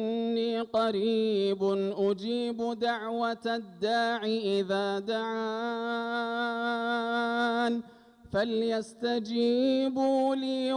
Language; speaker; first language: Arabic; native; Arabic